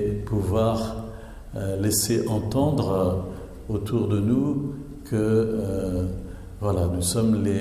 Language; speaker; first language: French; native; French